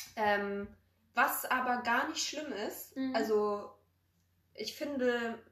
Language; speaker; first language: German; early bilingual, other home language; Polish